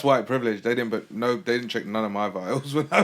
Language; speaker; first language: English; native; English